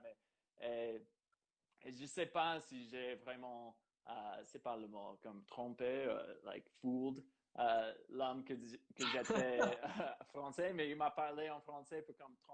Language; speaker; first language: French; non-native, fluent; English